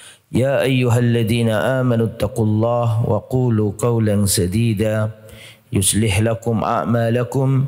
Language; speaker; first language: Arabic; non-native, fluent; Indonesian